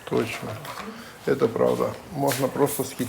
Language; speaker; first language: Russian; native; Russian